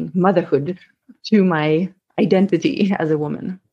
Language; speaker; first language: English; non-native, fluent; Swedish